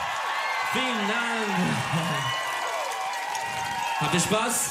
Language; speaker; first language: German; non-native, learner; Turkish